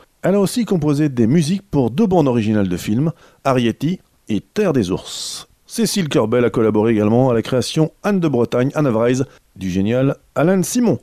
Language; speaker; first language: French; native; French